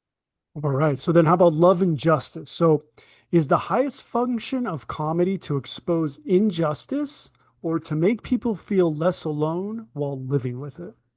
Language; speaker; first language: English; native; English